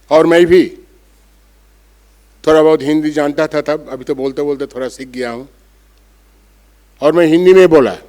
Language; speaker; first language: Hindi; non-native, local second language; Bangla